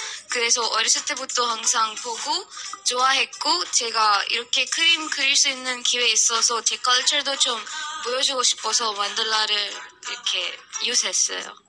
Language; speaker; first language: Korean; non-native, fluent; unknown